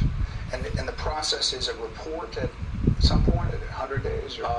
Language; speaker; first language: English; native; English